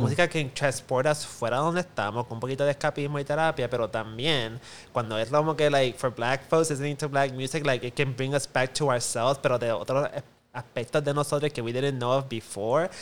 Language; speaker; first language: Spanish; early bilingual, heritage; Spanish